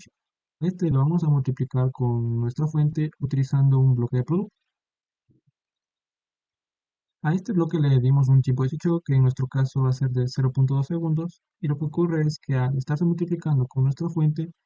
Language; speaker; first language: Spanish; native; Spanish